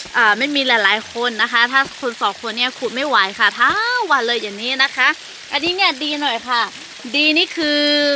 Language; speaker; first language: Thai; non-native, local second language; Lahu